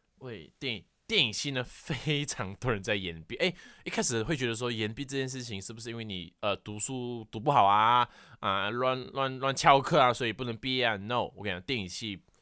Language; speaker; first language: Chinese; native; Chinese